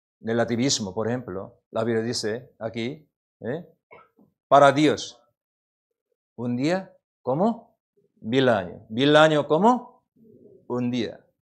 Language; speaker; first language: Spanish; non-native, learner; Korean